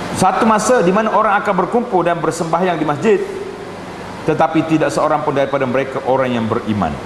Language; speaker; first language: Malay; native; Malay